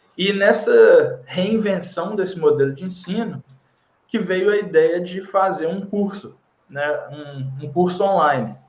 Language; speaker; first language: Portuguese; native; Portuguese